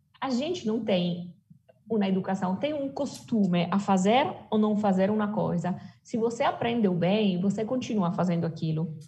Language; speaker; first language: Portuguese; non-native, fluent; Italian